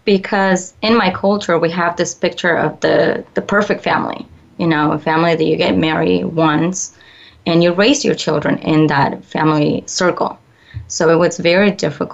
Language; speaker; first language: English; early bilingual, other home language; Spanish